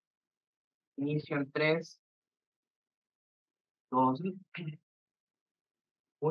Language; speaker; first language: Spanish; native; Spanish